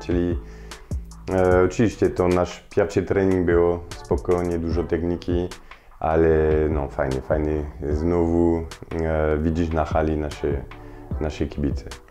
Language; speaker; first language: Polish; non-native, fluent; French